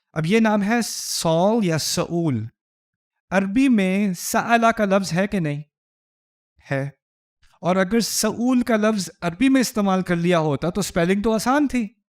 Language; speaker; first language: Urdu; early bilingual, heritage; Urdu